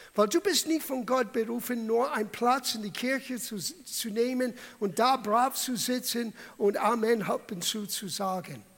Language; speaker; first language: German; non-native, fluent; English